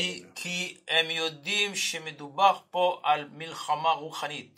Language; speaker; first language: Hebrew; non-native, fluent; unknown